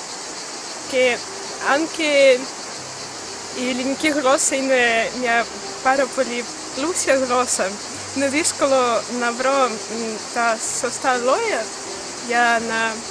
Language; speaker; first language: Greek; non-native, fluent; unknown